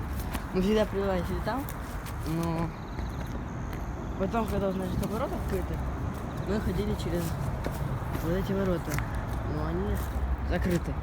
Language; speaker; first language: Russian; native; Russian